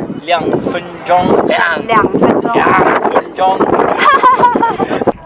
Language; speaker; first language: Chinese; non-native, learner; English